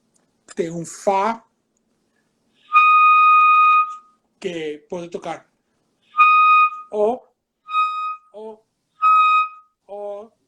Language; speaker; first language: Portuguese; non-native, fluent; Spanish